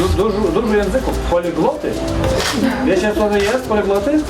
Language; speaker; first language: Polish; non-native, learner; Lithuanian